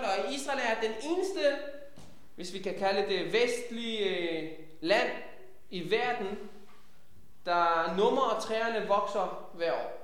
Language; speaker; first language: Danish; non-native, fluent; Hebrew